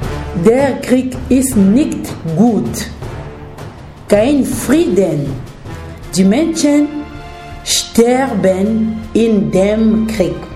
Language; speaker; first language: German; non-native, learner; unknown